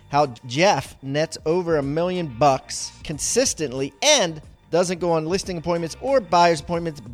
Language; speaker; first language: English; native; English